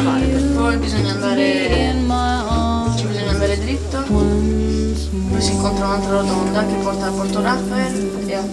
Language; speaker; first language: Italian; native; Italian